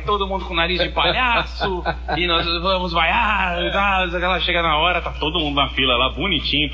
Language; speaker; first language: Portuguese; native; Portuguese